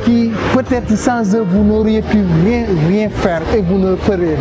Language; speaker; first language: French; non-native, local second language; Wolof